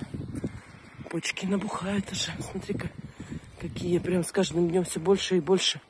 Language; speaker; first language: Russian; native; Russian